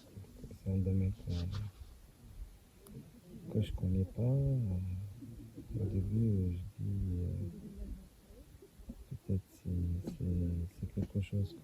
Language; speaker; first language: French; non-native, local second language; Arabic